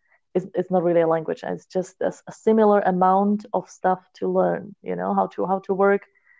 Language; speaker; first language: English; non-native, fluent; Slovak